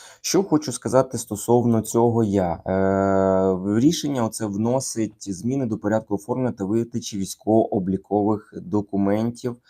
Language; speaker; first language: Ukrainian; native; Ukrainian